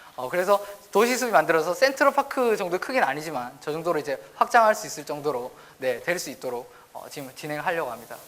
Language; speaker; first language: Korean; native; Korean